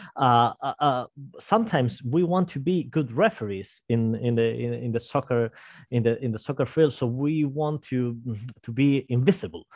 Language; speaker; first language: English; non-native, fluent; Spanish